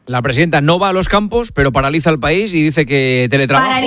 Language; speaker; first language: Spanish; native; Spanish